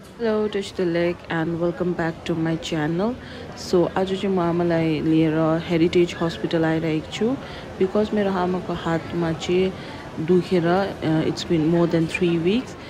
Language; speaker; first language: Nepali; non-native, local second language; Tibetan